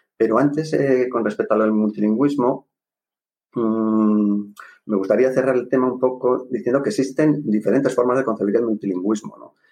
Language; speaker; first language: Spanish; native; Spanish